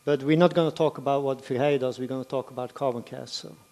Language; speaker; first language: English; non-native, fluent; Dutch